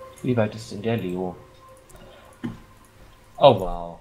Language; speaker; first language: German; native; German